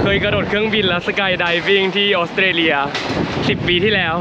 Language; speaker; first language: Spanish; non-native, learner; Thai